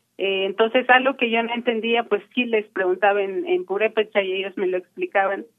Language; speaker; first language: Spanish; non-native, local second language; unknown